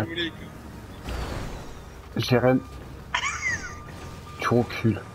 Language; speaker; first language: French; native; French